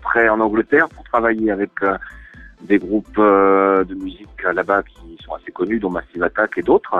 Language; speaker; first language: French; native; French